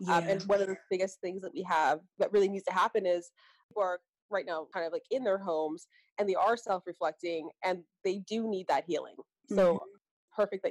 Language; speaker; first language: English; native; English